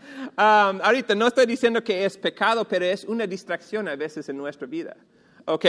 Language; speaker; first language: Spanish; non-native, fluent; English